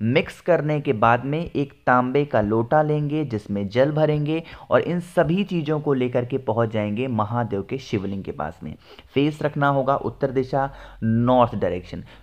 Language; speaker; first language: Hindi; native; Hindi